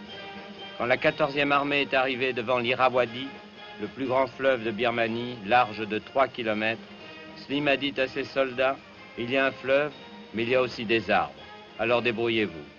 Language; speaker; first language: French; native; French